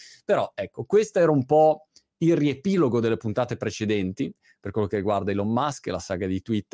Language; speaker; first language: Italian; native; Italian